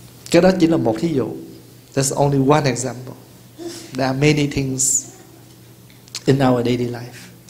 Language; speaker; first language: English; early bilingual, other home language; Vietnamese